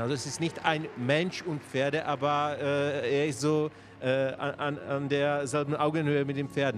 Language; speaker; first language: German; non-native, local second language; Czech